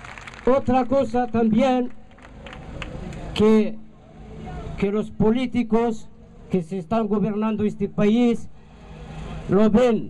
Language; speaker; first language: Spanish; non-native, fluent; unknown